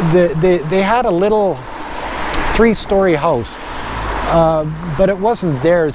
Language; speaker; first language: English; native; English